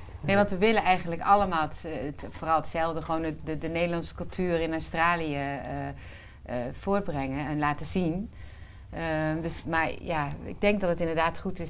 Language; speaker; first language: Dutch; native; Dutch